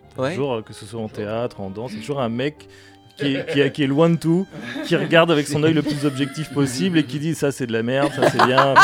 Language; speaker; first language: French; native; French